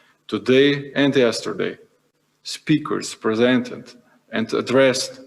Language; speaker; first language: English; non-native, fluent; Slovenian